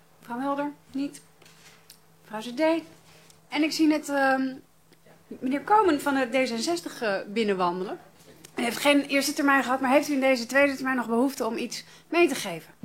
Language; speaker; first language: Dutch; native; Dutch